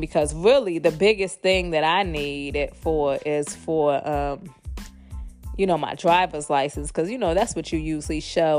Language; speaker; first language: English; native; English